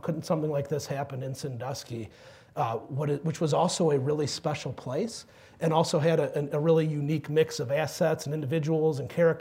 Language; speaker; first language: English; native; English